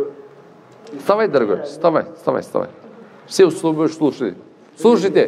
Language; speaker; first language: Russian; non-native, local second language; Tajik